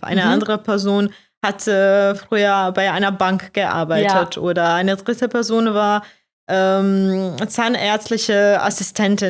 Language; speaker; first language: German; non-native, fluent; Croatian